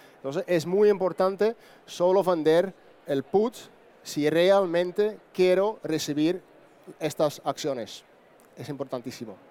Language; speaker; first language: Spanish; non-native, fluent; Dutch